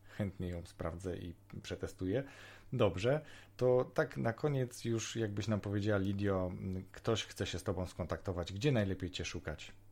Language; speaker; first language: Polish; native; Polish